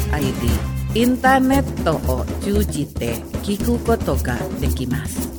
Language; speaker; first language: Japanese; non-native, learner; Indonesian